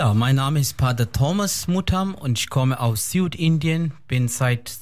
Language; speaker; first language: German; non-native, fluent; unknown